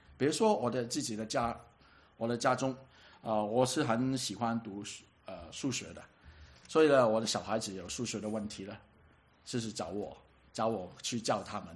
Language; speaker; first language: Chinese; non-native, local second language; Cantonese